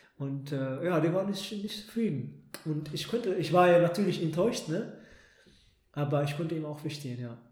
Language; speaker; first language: German; non-native, fluent; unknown